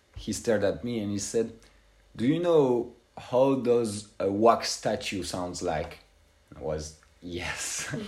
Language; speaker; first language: English; non-native, fluent; French